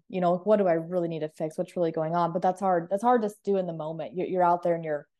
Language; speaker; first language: English; native; English